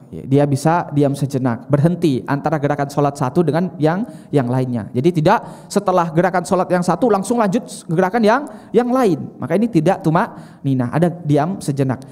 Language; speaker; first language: Indonesian; native; Indonesian